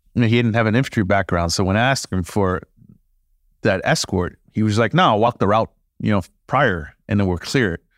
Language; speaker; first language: English; early bilingual, other home language; French